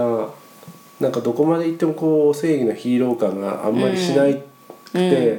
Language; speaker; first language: Japanese; native; Japanese